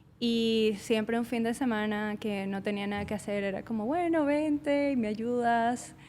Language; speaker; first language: Spanish; native; Spanish